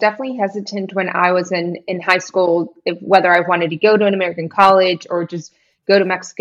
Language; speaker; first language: English; non-native, fluent; Spanish